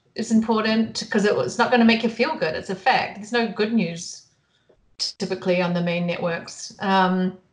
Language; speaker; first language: English; native; English